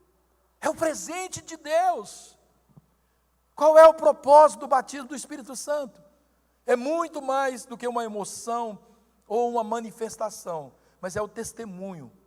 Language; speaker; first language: Portuguese; native; Portuguese